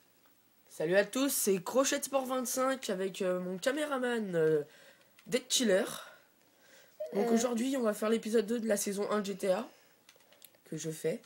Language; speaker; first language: French; native; French